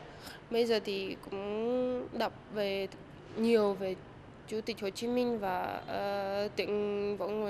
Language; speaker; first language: Vietnamese; non-native, fluent; Russian